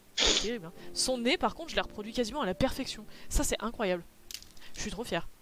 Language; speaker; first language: French; native; French